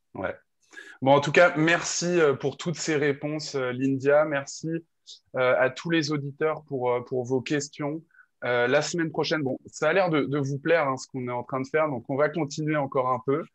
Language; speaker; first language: French; native; French